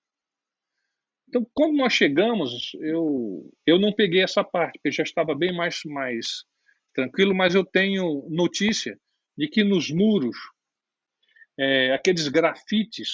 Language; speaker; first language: Portuguese; native; Portuguese